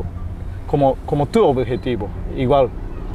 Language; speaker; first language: Spanish; non-native, fluent; Japanese